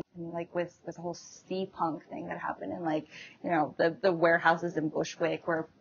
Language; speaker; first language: English; native; English